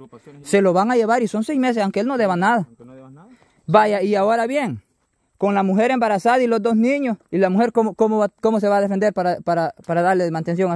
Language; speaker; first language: Spanish; native; Spanish